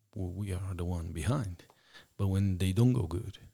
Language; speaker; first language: English; non-native, fluent; Romanian